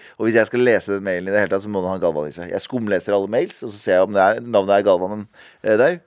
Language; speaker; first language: Norwegian; early bilingual, other home language; Kurdish